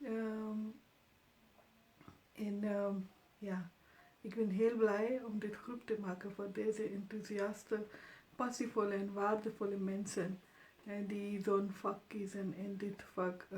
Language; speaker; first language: Dutch; non-native, fluent; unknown